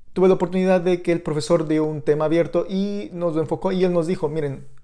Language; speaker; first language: Spanish; native; Spanish